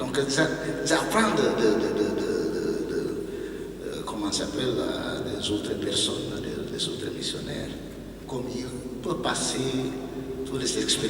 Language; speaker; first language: French; non-native, learner; Indonesian